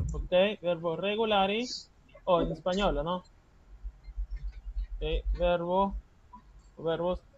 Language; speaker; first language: Italian; non-native, fluent; Spanish